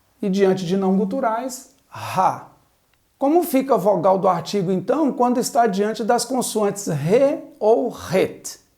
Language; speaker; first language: Portuguese; native; Portuguese